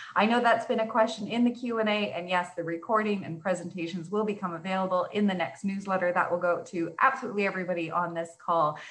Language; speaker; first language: English; native; English